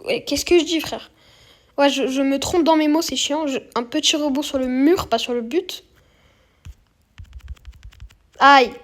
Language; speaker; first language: French; native; French